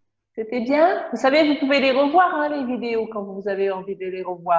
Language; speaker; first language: French; native; French